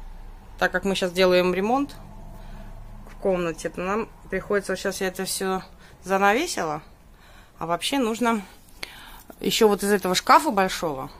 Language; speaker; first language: Russian; native; Russian